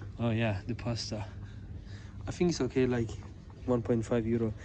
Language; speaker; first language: English; non-native, learner; Turkish